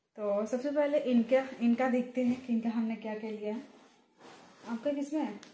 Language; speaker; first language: Hindi; native; Hindi